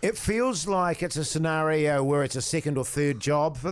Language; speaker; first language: English; native; English